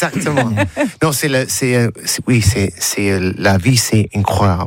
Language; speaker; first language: French; non-native, learner; English